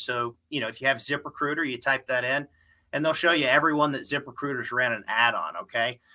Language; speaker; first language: English; native; English